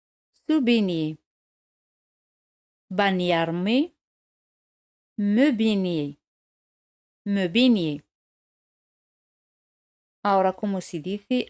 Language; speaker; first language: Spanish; non-native, fluent; French